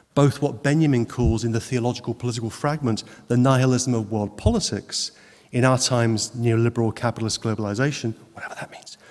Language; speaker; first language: English; native; English